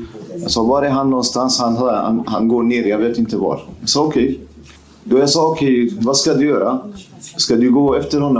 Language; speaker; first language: Swedish; non-native, fluent; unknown